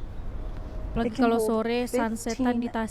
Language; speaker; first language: Indonesian; native; Indonesian